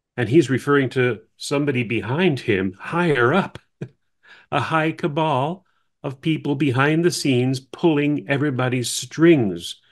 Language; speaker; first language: English; native; English